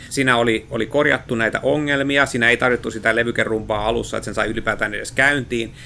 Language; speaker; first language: Finnish; native; Finnish